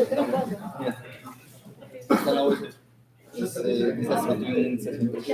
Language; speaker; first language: Spanish; native; Spanish